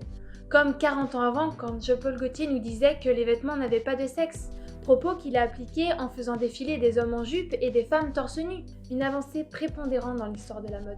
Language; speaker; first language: French; native; French